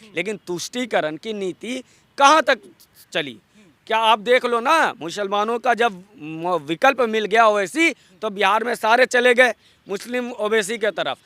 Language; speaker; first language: Hindi; non-native, local second language; Bangla